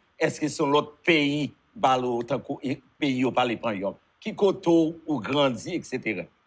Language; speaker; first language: Haitian Creole; native; Haitian Creole